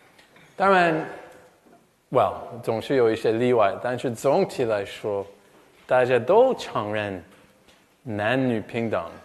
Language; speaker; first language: Chinese; non-native, fluent; English